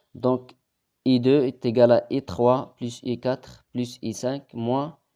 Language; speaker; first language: French; non-native, local second language; Arabic